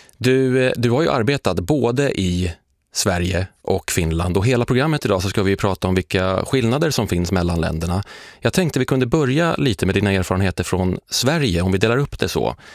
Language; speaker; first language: Swedish; native; Swedish